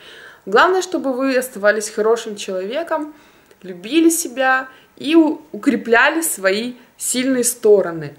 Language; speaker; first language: Russian; native; Russian